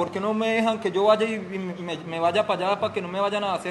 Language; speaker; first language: Spanish; native; Spanish